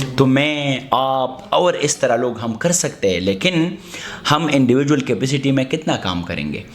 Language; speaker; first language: Urdu; non-native, local second language; Pashto